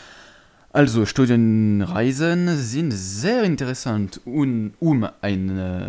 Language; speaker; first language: German; non-native, learner; French